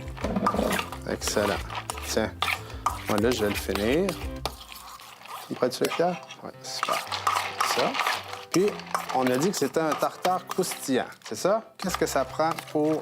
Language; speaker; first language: French; native; French